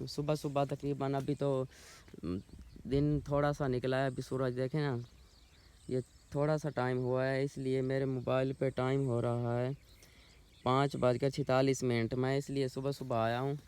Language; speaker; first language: Urdu; non-native, local second language; Saraiki